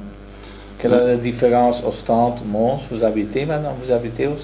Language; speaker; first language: French; non-native, local second language; Dutch